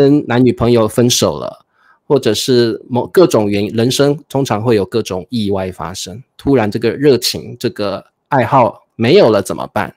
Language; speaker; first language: Chinese; native; Chinese